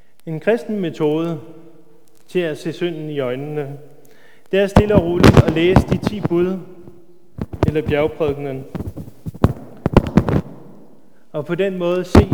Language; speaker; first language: Danish; native; Danish